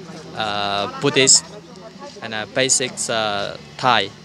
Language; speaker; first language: English; non-native, learner; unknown